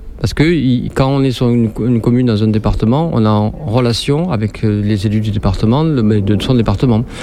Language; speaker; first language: French; native; French